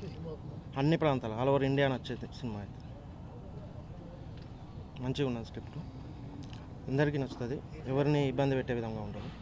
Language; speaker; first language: Telugu; native; Telugu